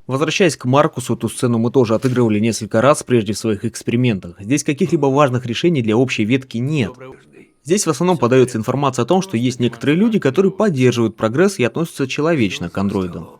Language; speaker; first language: Russian; native; Russian